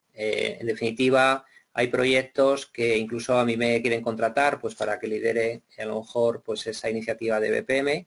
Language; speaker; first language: Spanish; native; Spanish